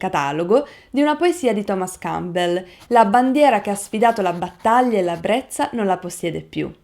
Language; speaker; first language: Italian; native; Italian